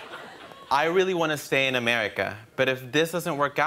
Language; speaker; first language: English; non-native, fluent; Spanish